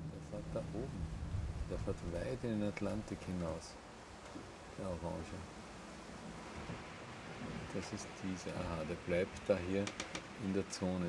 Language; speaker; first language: German; native; German